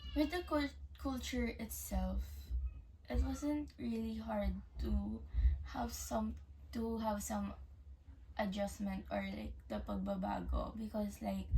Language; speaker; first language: English; native; English